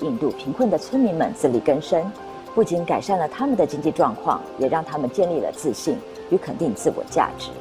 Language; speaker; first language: Chinese; native; Chinese